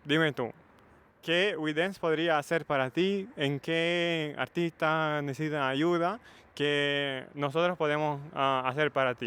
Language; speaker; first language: Spanish; non-native, fluent; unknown